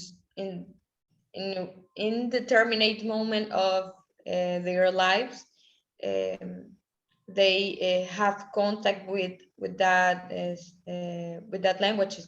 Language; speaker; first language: English; non-native, learner; Spanish